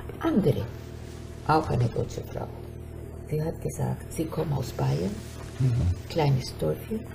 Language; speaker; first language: German; non-native, fluent; Spanish